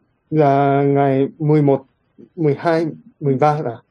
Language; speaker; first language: Vietnamese; non-native, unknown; Japanese